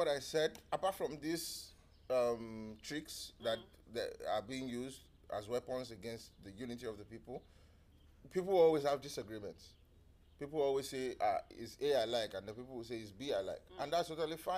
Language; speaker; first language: English; non-native, local second language; Yoruba